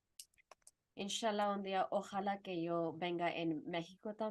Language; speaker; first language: Spanish; non-native, fluent; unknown